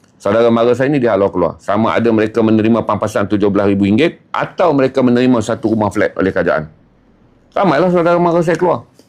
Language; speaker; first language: Malay; native; Malay